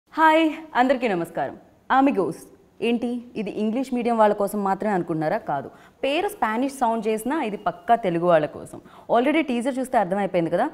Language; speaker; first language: Telugu; native; Telugu